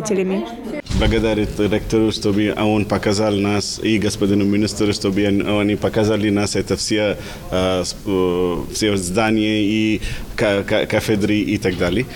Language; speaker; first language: Russian; non-native, learner; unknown